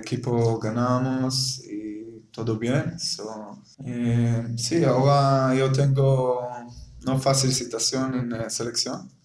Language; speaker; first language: Spanish; non-native, learner; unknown